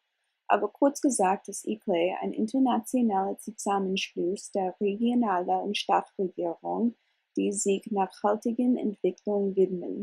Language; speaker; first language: German; non-native, learner; English